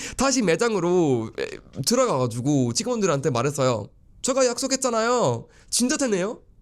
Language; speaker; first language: Korean; non-native, fluent; Swedish